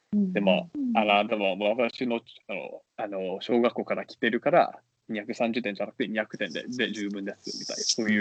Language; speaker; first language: Japanese; non-native, fluent; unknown